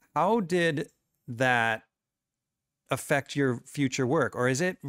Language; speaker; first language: English; native; English